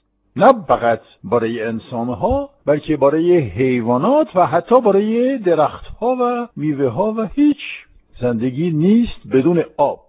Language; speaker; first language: Persian; non-native, fluent; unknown